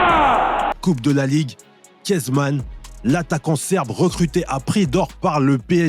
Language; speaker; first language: French; native; French